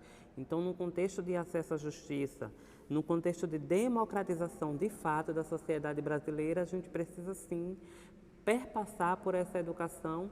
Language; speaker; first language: Portuguese; native; Portuguese